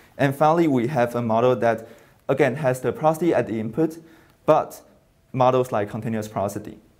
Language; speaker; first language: English; non-native, fluent; Chinese